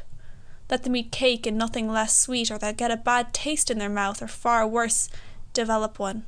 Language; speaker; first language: English; native; English